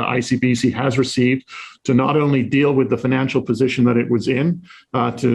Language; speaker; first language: English; native; English